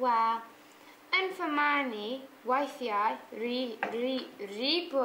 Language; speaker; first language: Welsh; non-native, learner; English